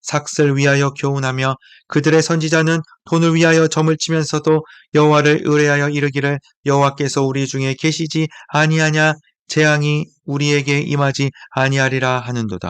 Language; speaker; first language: Korean; native; Korean